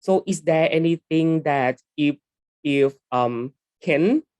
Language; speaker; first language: English; non-native, learner; Thai